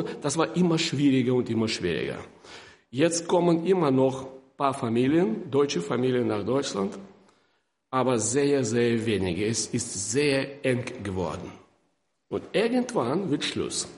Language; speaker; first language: German; non-native, fluent; Russian